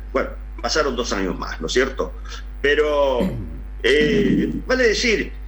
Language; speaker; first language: Spanish; native; Spanish